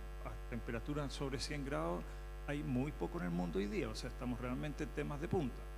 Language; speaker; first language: Spanish; native; Spanish